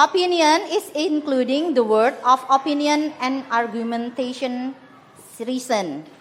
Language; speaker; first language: English; non-native, fluent; Indonesian